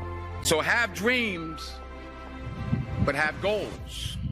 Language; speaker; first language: English; native; English